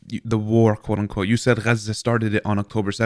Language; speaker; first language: English; native; English